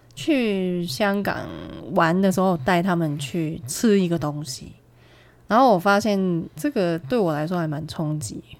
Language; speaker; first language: Chinese; non-native, local second language; Cantonese